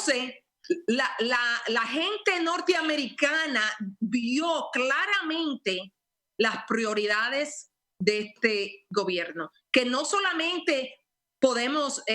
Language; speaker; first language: Spanish; early bilingual, heritage; Spanish